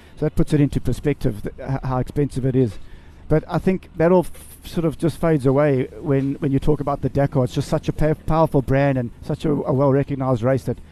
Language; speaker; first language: English; native; English